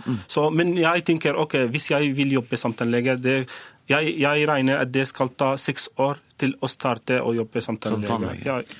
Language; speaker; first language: Norwegian; non-native, learner; Arabic